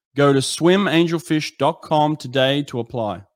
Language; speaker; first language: English; native; English